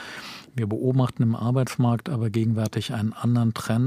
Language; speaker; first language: German; native; German